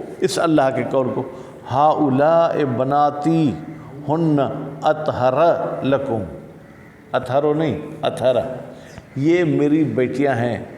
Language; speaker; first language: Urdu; non-native, local second language; Sindhi